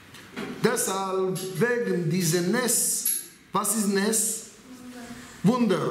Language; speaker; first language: German; non-native, fluent; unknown